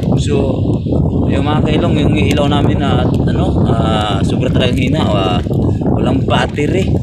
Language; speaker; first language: Filipino; non-native, local second language; Cebuano